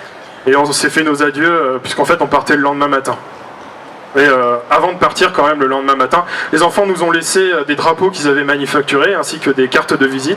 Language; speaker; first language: French; native; French